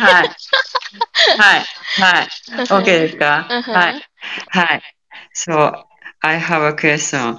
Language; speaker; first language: English; non-native, learner; Japanese